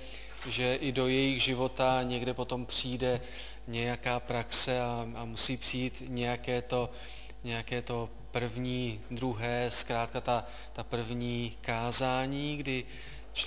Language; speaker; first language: Czech; native; Czech